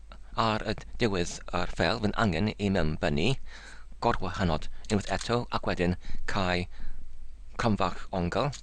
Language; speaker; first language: Welsh; non-native, learner; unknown